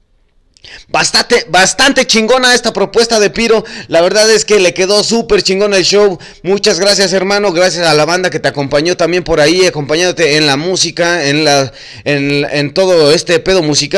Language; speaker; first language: Spanish; native; Spanish